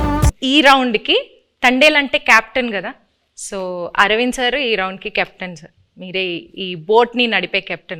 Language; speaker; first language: Telugu; native; Telugu